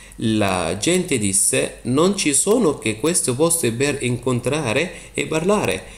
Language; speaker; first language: Italian; non-native, fluent; Arabic